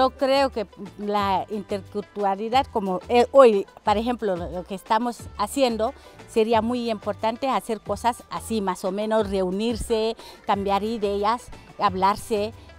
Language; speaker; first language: Spanish; non-native, fluent; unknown